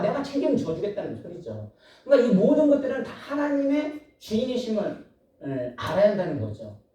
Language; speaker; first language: Korean; native; Korean